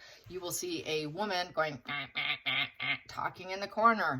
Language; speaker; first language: English; native; English